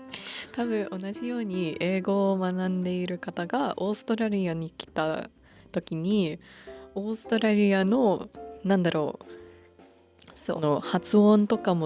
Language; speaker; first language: Japanese; non-native, fluent; English